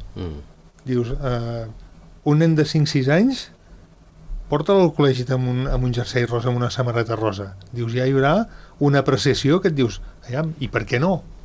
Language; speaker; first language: Catalan; native; Catalan